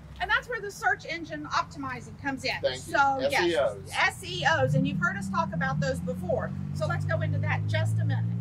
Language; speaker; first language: English; native; English